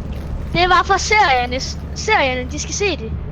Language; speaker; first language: Danish; native; Danish